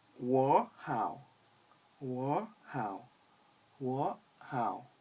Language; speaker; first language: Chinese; early bilingual, heritage; Chinese